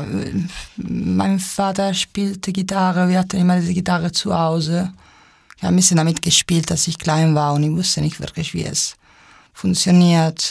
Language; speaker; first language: German; non-native, fluent; Italian